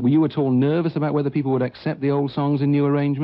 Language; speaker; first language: English; native; English